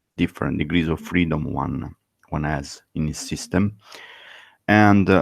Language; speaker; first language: English; non-native, fluent; Italian